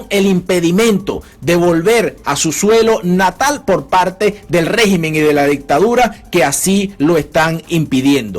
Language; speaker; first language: Spanish; native; Spanish